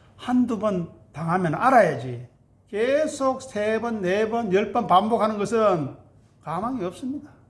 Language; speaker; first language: Korean; native; Korean